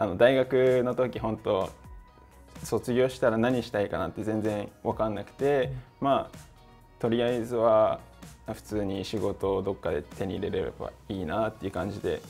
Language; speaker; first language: Japanese; early bilingual, heritage; English